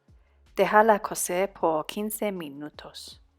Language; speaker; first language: Spanish; non-native, fluent; Cantonese